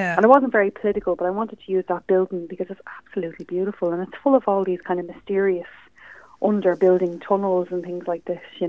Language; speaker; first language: English; native; English